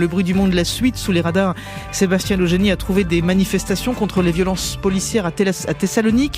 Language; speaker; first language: French; native; French